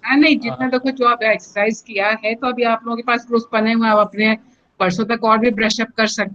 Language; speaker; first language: Hindi; native; Hindi